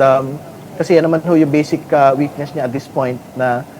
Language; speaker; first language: Filipino; native; Filipino